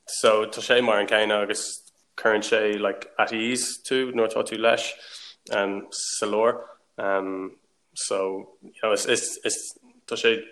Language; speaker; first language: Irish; non-native, local second language; English